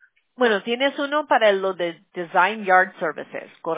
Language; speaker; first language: Spanish; early bilingual, heritage; Spanish